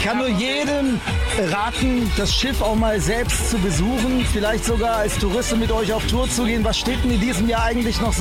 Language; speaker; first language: German; native; German